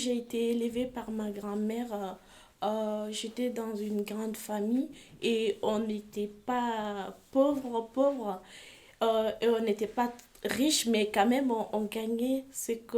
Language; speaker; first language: French; non-native, fluent; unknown